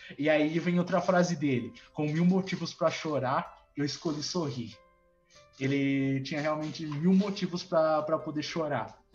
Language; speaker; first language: Portuguese; native; Portuguese